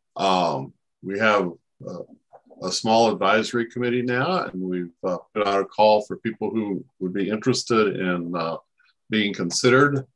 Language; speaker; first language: English; native; English